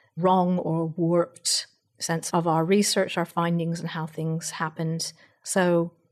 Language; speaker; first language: English; native; English